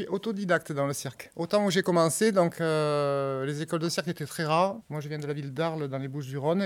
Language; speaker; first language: French; native; French